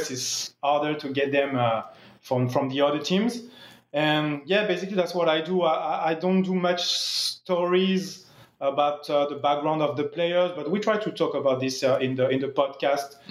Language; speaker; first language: English; non-native, fluent; French